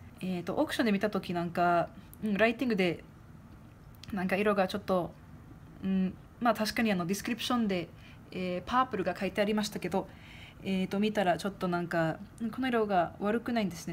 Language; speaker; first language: Japanese; non-native, fluent; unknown